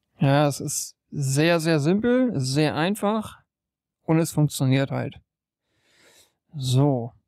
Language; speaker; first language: German; native; German